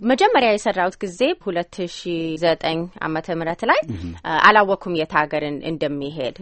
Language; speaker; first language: Amharic; early bilingual, heritage; Amharic